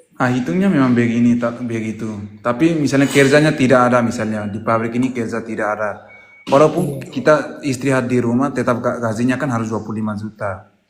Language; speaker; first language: Indonesian; non-native, local second language; Tetum